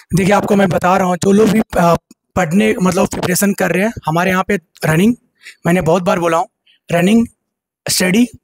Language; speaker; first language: Hindi; non-native, local second language; Bangla